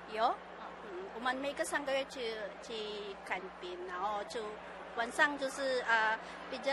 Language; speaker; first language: Chinese; non-native, learner; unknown